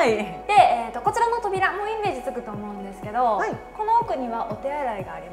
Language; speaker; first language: Japanese; native; Japanese